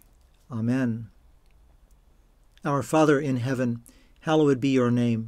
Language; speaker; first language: English; native; English